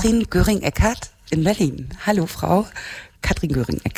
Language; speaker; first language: German; native; German